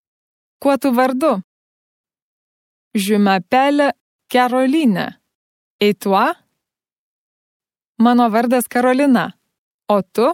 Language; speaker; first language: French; non-native, fluent; Lithuanian